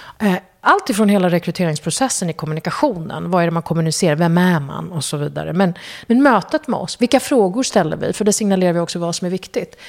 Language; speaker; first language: Swedish; early bilingual, other home language; Kurdish